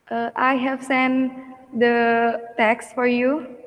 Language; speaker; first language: English; non-native, learner; Indonesian